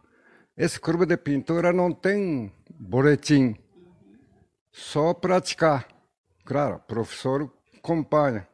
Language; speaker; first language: Portuguese; non-native, learner; Japanese